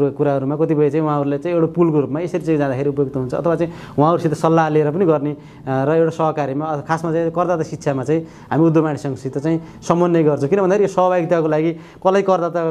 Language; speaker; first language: Nepali; native; Nepali